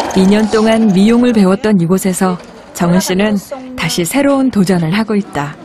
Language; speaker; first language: Korean; native; Korean